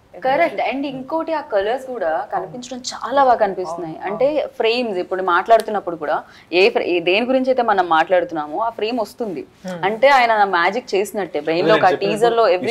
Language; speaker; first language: Telugu; native; Telugu